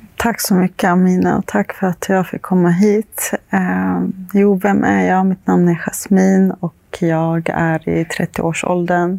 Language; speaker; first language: Swedish; early bilingual, other home language; Arabic